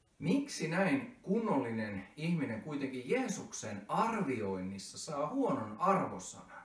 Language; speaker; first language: Finnish; native; Finnish